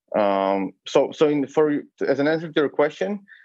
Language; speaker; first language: English; non-native, fluent; Hebrew